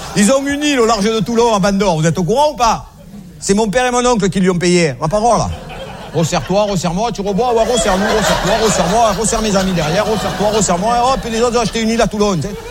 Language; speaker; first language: French; native; French